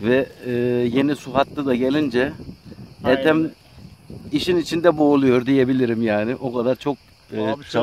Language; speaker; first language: Turkish; native; Turkish